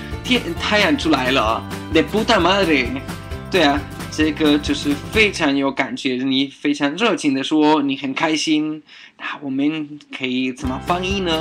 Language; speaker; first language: Chinese; non-native, fluent; Spanish